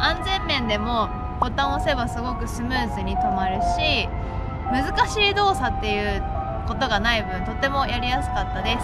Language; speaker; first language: Japanese; native; Japanese